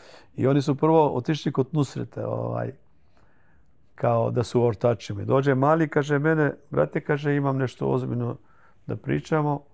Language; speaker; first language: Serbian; early bilingual, heritage; Croatian